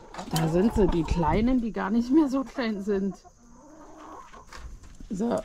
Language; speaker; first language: German; native; German